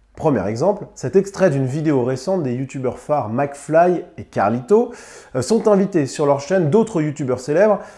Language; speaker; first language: French; native; French